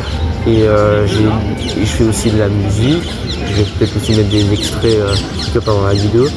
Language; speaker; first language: French; early bilingual, other home language; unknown